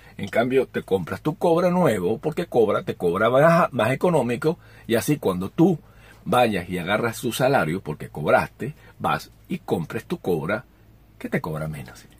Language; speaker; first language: Spanish; native; Spanish